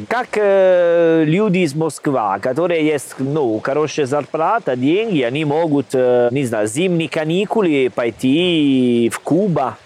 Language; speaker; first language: Russian; non-native, learner; Italian